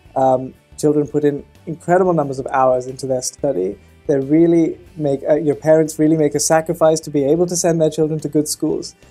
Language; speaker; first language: English; native; English